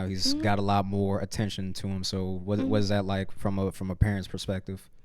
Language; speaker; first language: English; native; English